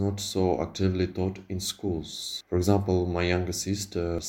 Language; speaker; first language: English; non-native, fluent; Belarusian